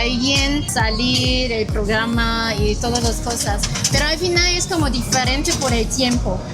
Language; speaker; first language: Spanish; non-native, learner; Chinese